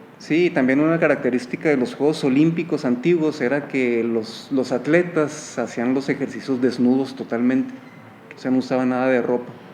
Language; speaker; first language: Spanish; native; Spanish